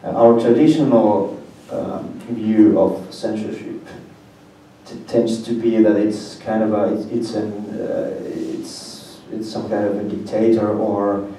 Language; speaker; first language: English; non-native, fluent; Finnish